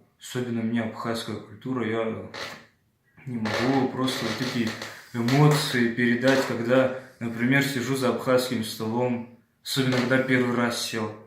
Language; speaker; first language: Russian; early bilingual, other home language; Abkhazian